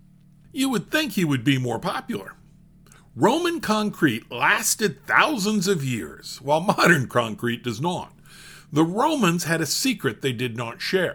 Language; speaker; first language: English; native; English